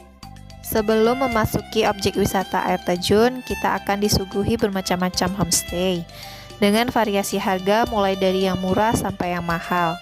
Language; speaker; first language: Indonesian; native; Indonesian